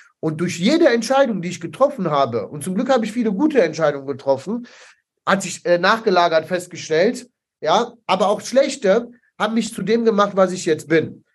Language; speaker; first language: German; early bilingual, other home language; Italian